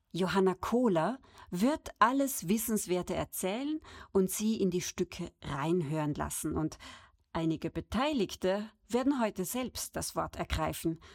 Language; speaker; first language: German; native; German